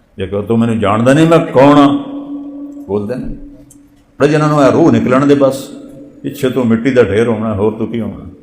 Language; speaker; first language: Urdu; non-native, local second language; Punjabi